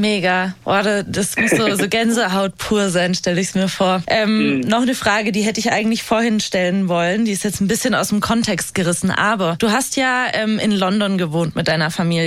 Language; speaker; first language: German; native; German